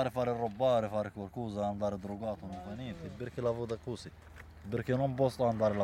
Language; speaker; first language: Italian; non-native, learner; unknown